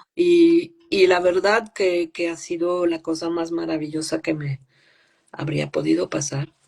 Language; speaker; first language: Spanish; non-native, fluent; French